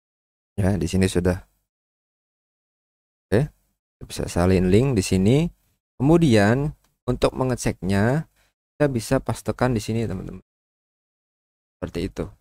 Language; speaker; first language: Indonesian; native; Indonesian